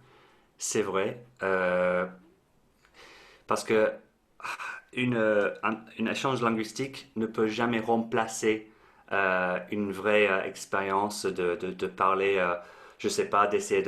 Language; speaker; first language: French; non-native, fluent; English